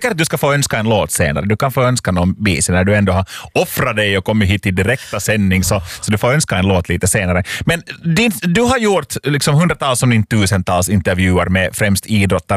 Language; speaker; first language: Swedish; native; Swedish